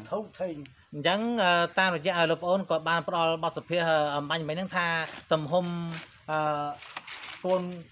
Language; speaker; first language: Khmer; native; Khmer